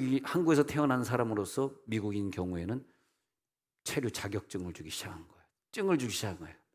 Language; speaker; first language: Korean; native; Korean